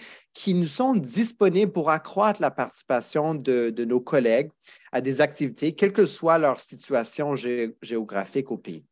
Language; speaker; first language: French; native; French